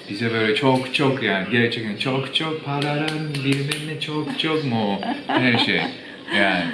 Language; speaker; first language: Turkish; non-native, fluent; Japanese